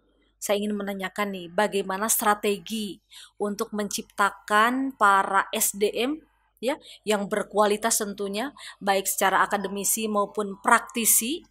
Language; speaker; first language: Indonesian; native; Indonesian